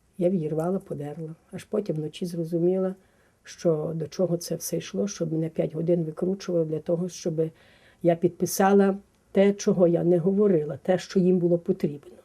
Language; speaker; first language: Ukrainian; native; Ukrainian